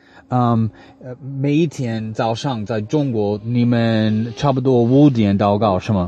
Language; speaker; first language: Chinese; non-native, learner; English